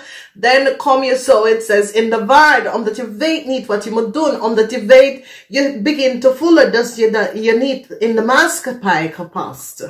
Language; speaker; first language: Dutch; non-native, fluent; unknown